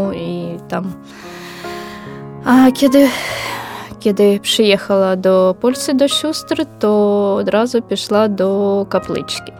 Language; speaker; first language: Ukrainian; non-native, local second language; Russian